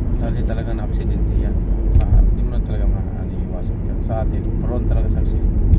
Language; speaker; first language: Filipino; native; Filipino